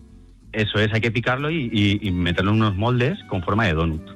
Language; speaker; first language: Spanish; native; Spanish